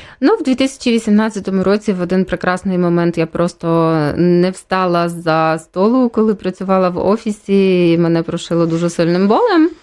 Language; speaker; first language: Ukrainian; native; Ukrainian